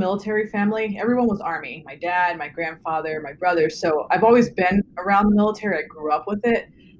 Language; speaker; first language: English; native; English